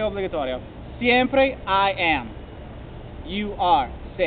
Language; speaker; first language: Italian; non-native, learner; English